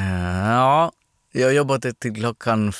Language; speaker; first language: Swedish; non-native, fluent; Greek